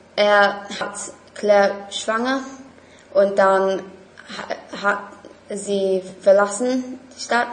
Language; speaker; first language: German; non-native, learner; English